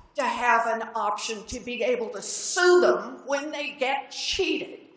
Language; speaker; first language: English; native; English